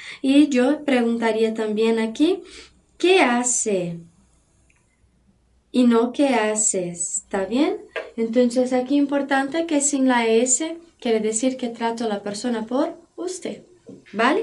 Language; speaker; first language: Spanish; non-native, fluent; Portuguese